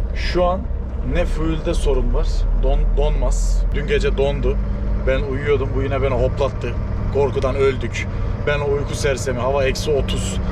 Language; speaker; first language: Turkish; native; Turkish